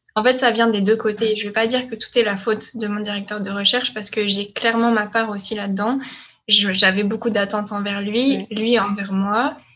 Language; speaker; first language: French; native; French